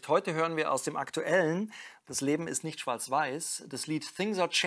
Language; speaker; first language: German; native; German